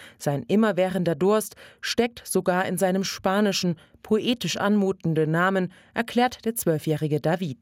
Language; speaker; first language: German; native; German